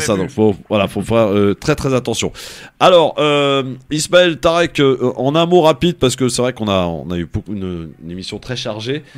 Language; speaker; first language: French; native; French